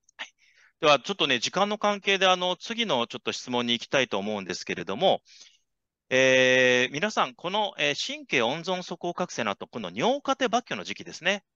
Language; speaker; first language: Japanese; native; Japanese